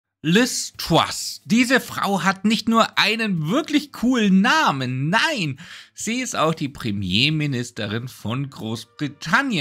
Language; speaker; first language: German; native; German